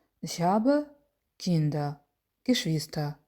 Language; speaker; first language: German; non-native, fluent; Ukrainian